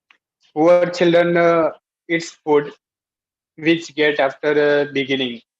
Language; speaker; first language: English; non-native, learner; Hindi